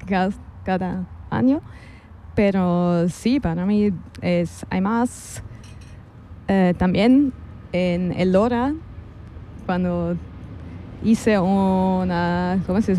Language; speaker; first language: Spanish; non-native, fluent; German